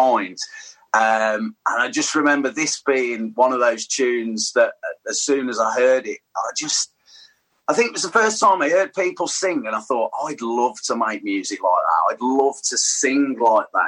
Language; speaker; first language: English; native; English